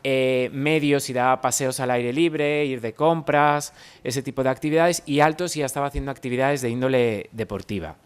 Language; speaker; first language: Spanish; native; Spanish